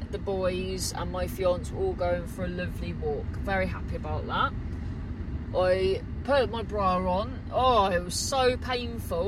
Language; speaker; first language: English; native; English